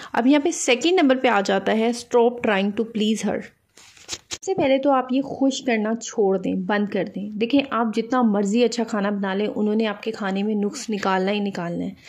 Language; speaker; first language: Urdu; native; Urdu